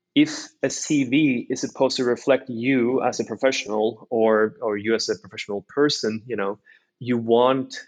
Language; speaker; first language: English; non-native, fluent; Norwegian